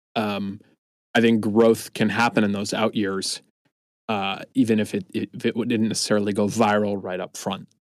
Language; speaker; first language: English; native; English